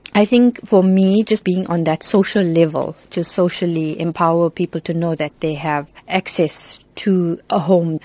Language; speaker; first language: English; native; English